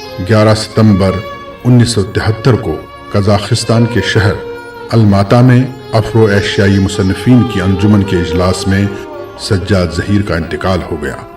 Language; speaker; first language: Urdu; native; Urdu